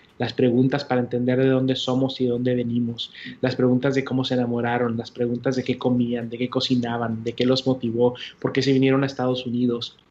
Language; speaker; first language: Spanish; early bilingual, heritage; Spanish